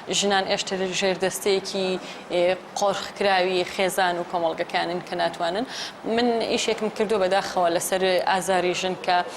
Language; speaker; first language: Central Kurdish; native; Central Kurdish